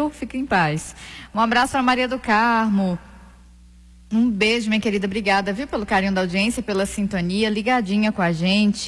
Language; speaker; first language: Portuguese; native; Portuguese